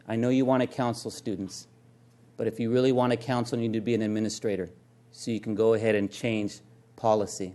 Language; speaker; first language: English; native; English